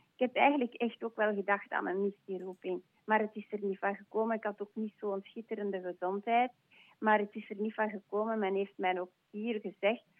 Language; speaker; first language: Dutch; non-native, local second language; French